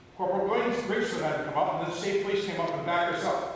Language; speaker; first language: English; native; English